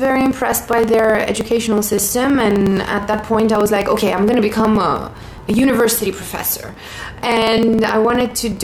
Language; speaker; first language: English; non-native, fluent; Romanian